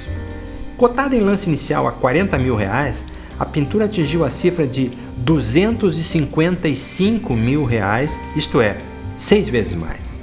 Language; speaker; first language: Portuguese; native; Portuguese